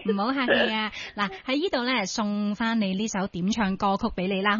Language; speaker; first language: Cantonese; native; Cantonese